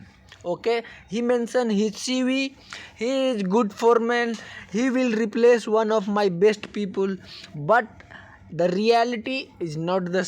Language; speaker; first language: English; non-native, learner; Hindi